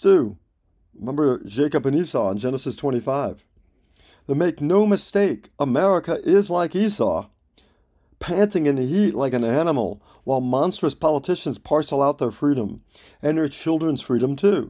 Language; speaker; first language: English; native; English